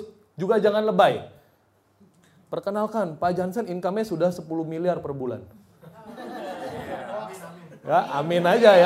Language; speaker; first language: Indonesian; native; Indonesian